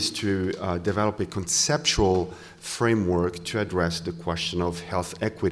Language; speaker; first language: English; non-native, fluent; French